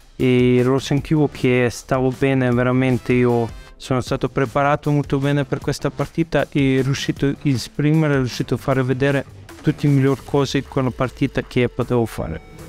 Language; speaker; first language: Italian; non-native, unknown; Russian